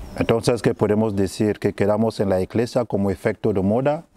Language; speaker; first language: Spanish; non-native, fluent; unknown